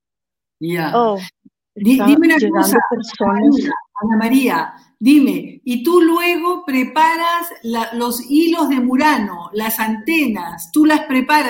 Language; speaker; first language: Spanish; native; Spanish